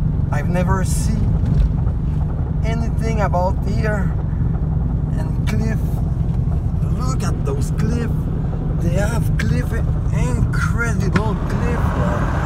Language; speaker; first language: English; non-native, learner; French